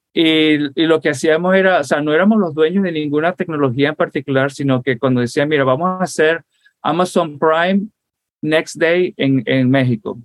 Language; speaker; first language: Spanish; native; Spanish